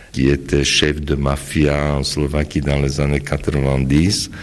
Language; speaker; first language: French; non-native, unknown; Slovak